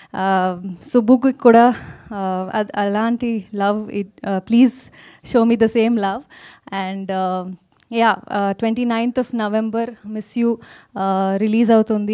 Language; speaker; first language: Telugu; non-native, fluent; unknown